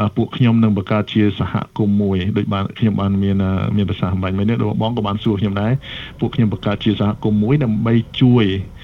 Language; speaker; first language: Khmer; early bilingual, other home language; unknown